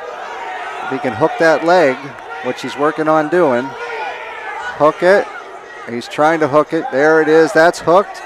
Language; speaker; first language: English; native; English